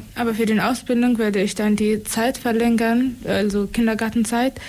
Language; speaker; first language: German; non-native, fluent; Tigrinya